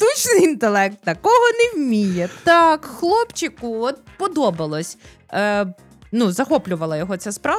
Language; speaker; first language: Ukrainian; native; Ukrainian